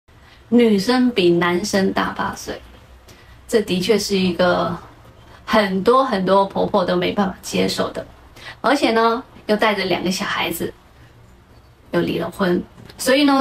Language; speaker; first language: Chinese; native; Chinese